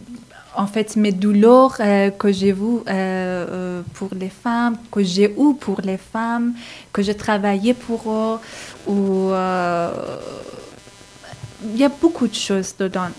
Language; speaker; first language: French; non-native, fluent; Persian